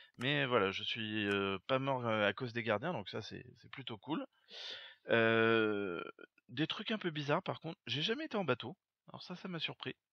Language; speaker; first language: French; native; French